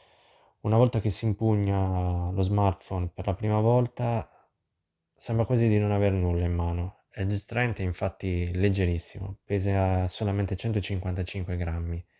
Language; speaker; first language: Italian; native; Italian